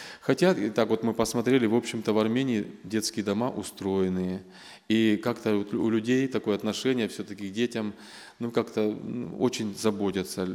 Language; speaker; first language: Russian; non-native, local second language; Armenian